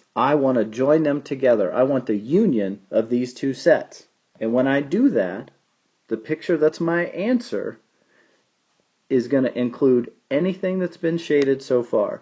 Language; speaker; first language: English; native; English